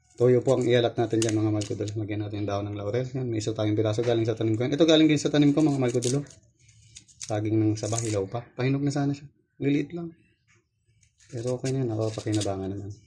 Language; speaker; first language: Filipino; non-native, local second language; Bikol